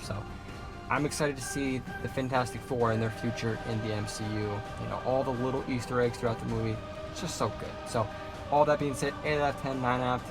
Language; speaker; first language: English; native; English